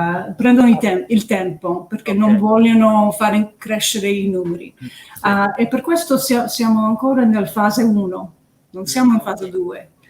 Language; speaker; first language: Italian; early bilingual, heritage; English